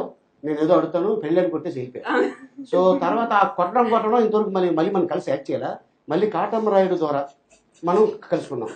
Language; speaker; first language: Telugu; native; Telugu